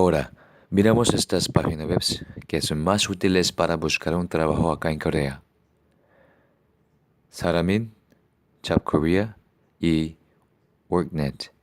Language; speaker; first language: Spanish; non-native, fluent; Korean